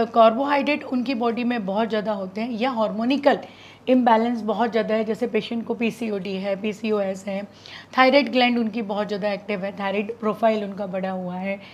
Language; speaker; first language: Hindi; native; Hindi